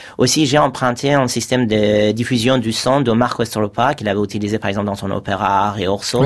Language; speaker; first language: French; non-native, fluent; Persian